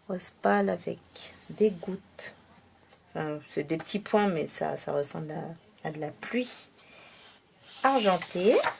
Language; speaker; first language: French; native; French